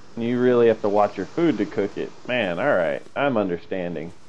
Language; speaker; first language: English; native; English